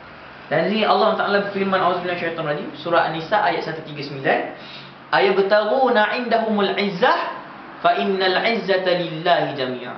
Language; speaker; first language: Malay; native; Malay